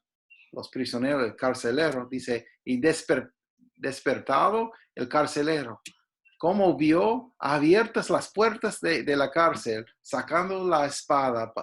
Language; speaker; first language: Spanish; non-native, fluent; English